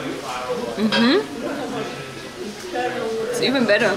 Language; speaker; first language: English; non-native, fluent; German